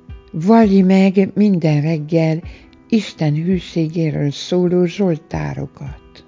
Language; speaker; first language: Hungarian; native; Hungarian